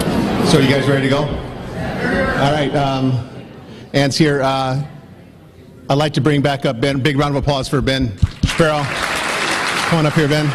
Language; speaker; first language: English; native; English